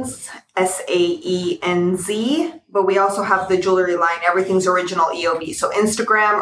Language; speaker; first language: English; early bilingual, other home language; Spanish